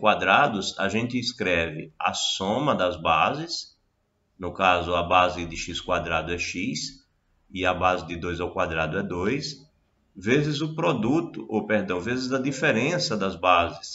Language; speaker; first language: Portuguese; native; Portuguese